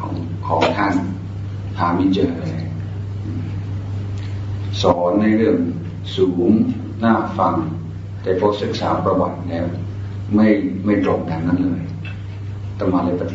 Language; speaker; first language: Thai; non-native, fluent; English